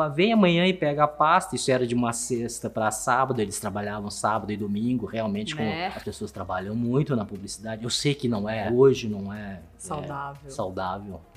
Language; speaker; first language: Portuguese; early bilingual, other home language; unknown